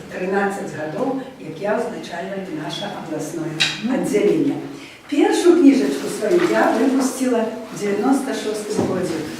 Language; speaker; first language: Belarusian; native; Belarusian